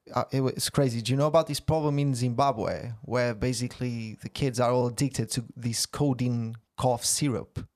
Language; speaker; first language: English; non-native, fluent; Portuguese